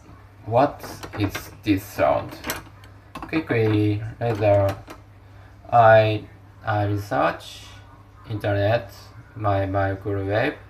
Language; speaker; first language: English; non-native, learner; Japanese